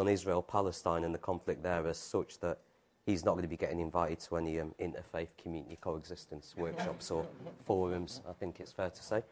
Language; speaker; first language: English; native; English